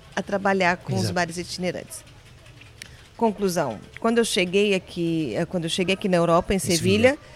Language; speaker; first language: Portuguese; native; Portuguese